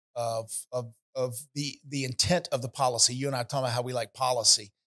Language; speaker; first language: English; native; English